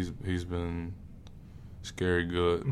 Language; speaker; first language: English; native; English